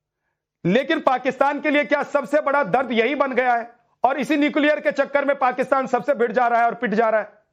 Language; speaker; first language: Hindi; native; Hindi